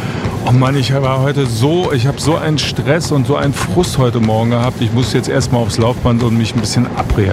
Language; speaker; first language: German; native; German